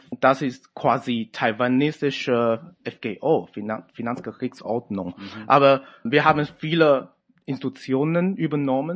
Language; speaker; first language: German; non-native, fluent; Chinese